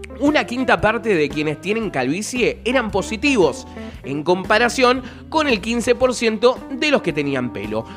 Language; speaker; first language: Spanish; native; Spanish